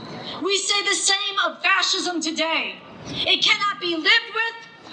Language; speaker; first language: English; native; English